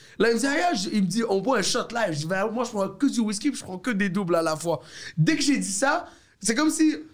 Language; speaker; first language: French; early bilingual, other home language; Arabic